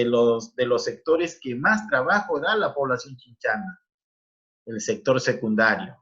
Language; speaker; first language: Spanish; native; Spanish